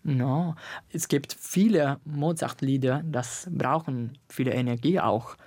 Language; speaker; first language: German; non-native, learner; Italian